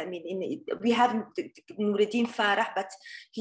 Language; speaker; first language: English; non-native, fluent; Italian